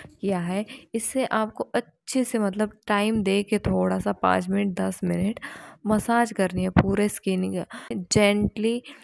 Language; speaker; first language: Hindi; non-native, local second language; Marathi